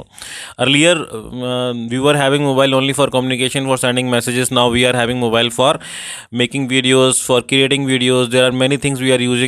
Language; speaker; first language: English; non-native, local second language; Hindi